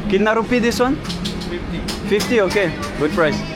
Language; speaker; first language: English; non-native, learner; French